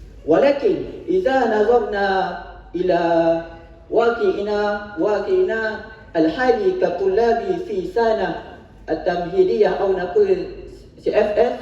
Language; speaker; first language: Arabic; non-native, learner; Malay